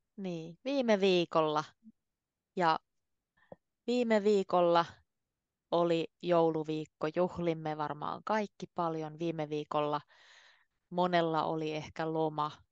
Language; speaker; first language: Finnish; native; Finnish